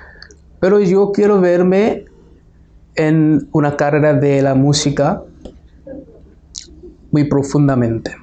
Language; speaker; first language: Spanish; non-native, fluent; Bangla